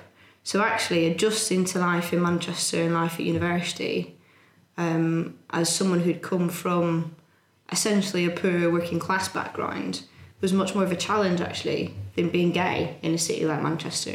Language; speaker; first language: English; native; English